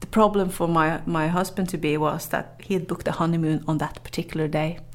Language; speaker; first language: English; non-native, fluent; Norwegian